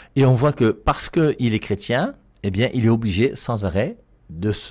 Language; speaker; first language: French; native; French